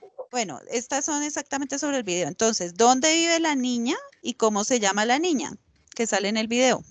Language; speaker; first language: Spanish; native; Spanish